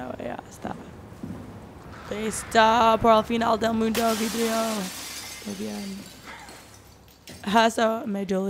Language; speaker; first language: Spanish; non-native, learner; English